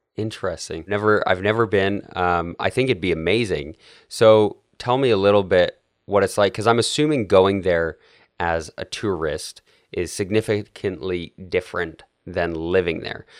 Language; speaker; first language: English; native; English